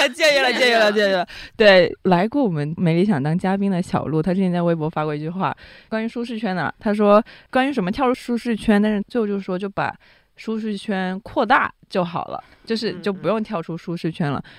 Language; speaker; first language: Chinese; non-native, local second language; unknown